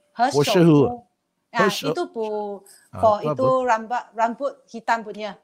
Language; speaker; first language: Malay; non-native, local second language; Chinese